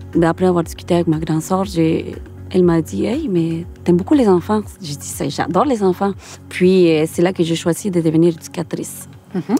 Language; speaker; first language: French; non-native, fluent; Spanish